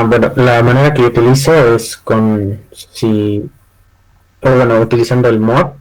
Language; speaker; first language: Spanish; native; Spanish